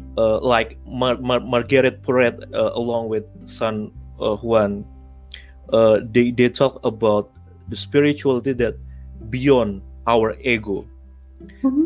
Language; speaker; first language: English; non-native, learner; Indonesian